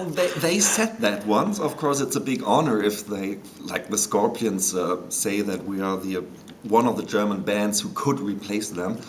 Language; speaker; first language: English; non-native, fluent; German